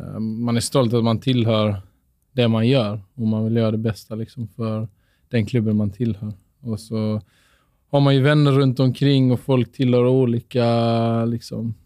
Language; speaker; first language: Swedish; native; Swedish